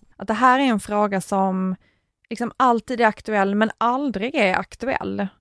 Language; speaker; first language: Swedish; native; Swedish